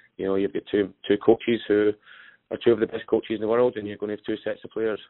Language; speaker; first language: English; native; English